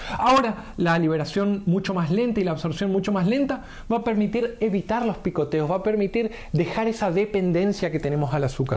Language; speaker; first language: Spanish; native; Spanish